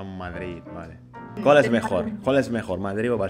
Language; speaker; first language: Spanish; non-native, fluent; Indonesian